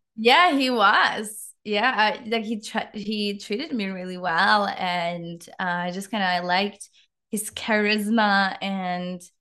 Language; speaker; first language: English; non-native, fluent; Czech